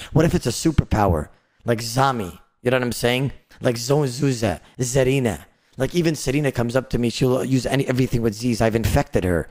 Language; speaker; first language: English; native; English